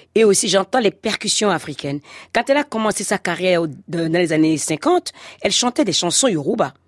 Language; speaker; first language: French; non-native, local second language; Fon